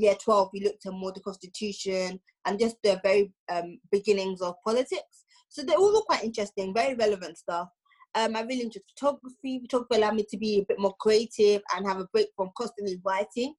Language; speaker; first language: English; native; English